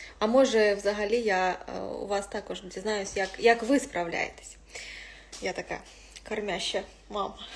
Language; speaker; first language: Ukrainian; non-native, local second language; Russian